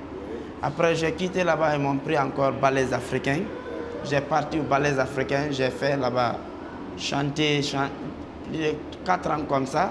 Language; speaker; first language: French; non-native, local second language; Mandingo